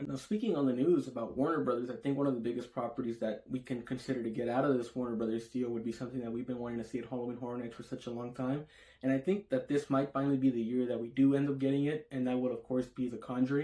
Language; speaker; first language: English; native; English